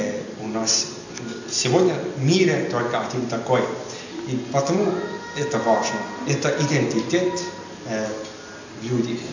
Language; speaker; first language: Russian; non-native, learner; Estonian